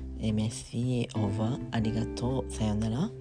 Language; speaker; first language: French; non-native, fluent; Japanese